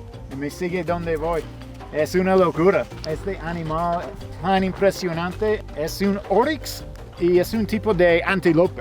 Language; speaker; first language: Spanish; non-native, fluent; English